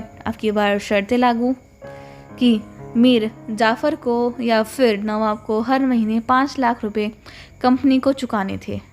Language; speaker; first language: Hindi; native; Hindi